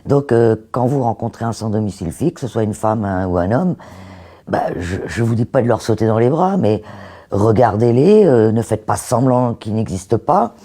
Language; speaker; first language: French; native; French